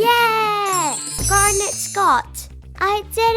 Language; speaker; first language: English; early bilingual, heritage; English